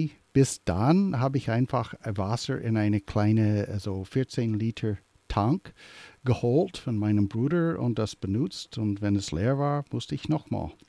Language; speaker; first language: German; early bilingual, heritage; English